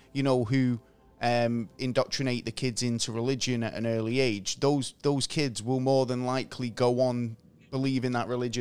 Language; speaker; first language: English; native; English